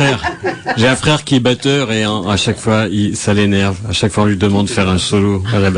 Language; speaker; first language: French; native; French